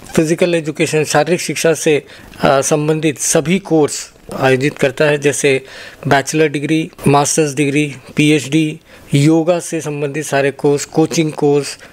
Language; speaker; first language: Hindi; native; Hindi